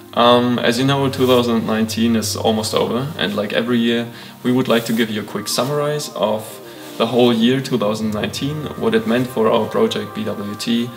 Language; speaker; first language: English; non-native, fluent; German